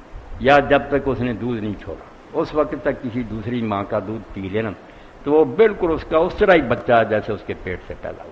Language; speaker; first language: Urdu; non-native, local second language; Punjabi